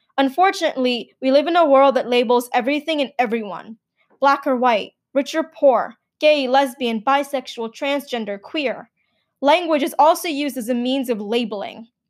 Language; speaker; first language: English; early bilingual, other home language; Gujarati